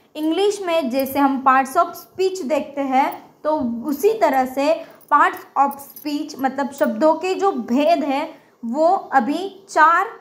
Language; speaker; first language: Hindi; non-native, local second language; Marathi